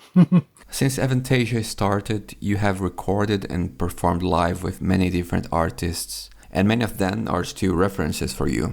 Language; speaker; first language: English; non-native, fluent; Finnish